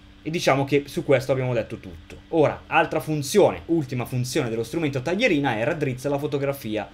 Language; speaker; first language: Italian; native; Italian